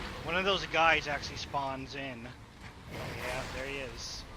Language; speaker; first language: English; native; English